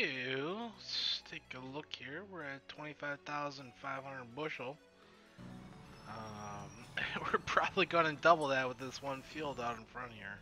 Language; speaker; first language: English; native; English